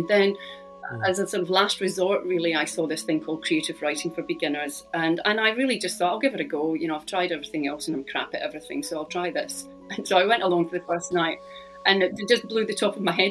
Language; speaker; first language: English; native; English